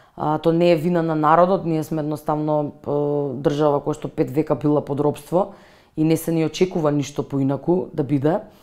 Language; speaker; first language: Macedonian; native; Macedonian